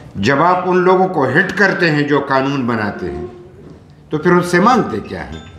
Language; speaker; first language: Urdu; non-native, local second language; Pashto